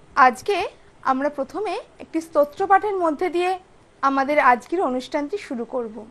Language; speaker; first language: Bangla; native; Bangla